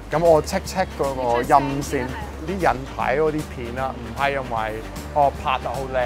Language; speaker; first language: Chinese; non-native, fluent; English